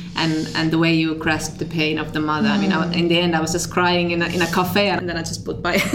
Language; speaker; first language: English; non-native, fluent; Finnish